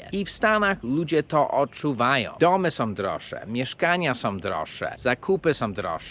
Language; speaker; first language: Polish; non-native, fluent; English